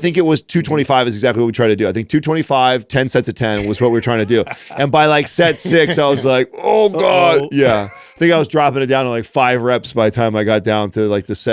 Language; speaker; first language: English; native; English